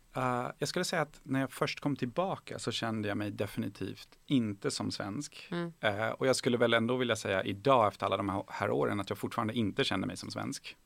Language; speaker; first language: Swedish; early bilingual, other home language; Persian